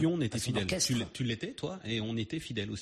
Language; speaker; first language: French; native; French